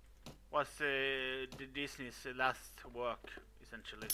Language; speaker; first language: English; non-native, fluent; Swedish